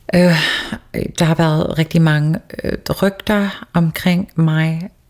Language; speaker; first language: Danish; early bilingual, other home language; Faroese